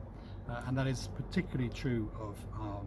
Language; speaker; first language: English; native; English